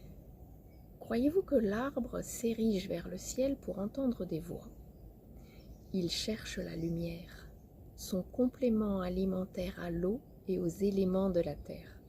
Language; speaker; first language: French; native; French